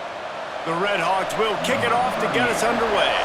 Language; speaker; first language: English; native; English